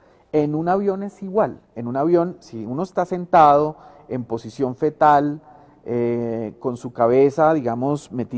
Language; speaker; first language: Spanish; native; Spanish